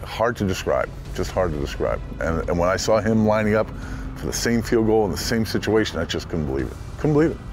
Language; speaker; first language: English; native; English